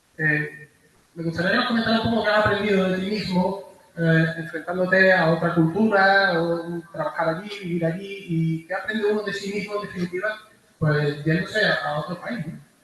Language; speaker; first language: Spanish; native; Spanish